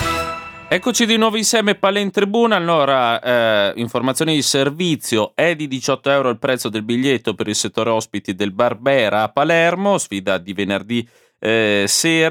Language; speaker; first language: Italian; native; Italian